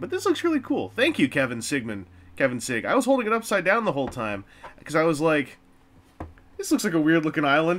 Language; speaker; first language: English; native; English